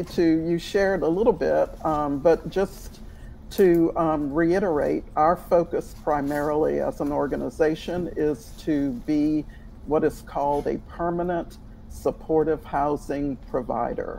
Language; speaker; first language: English; native; English